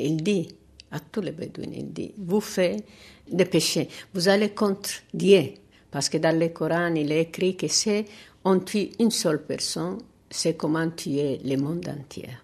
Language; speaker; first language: French; non-native, learner; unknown